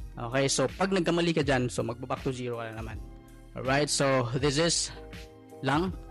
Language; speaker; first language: Filipino; non-native, local second language; Cebuano